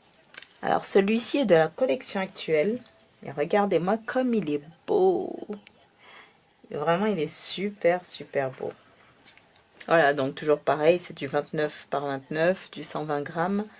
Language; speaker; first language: French; native; French